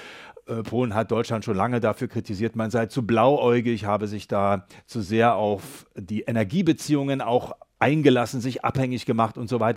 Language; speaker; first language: German; native; German